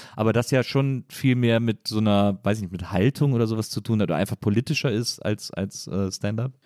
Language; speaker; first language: German; native; German